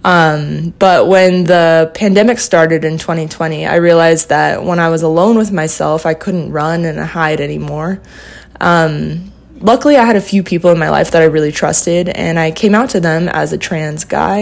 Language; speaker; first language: English; native; English